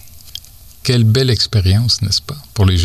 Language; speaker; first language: French; native; French